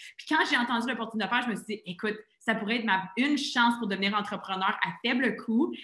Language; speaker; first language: French; native; French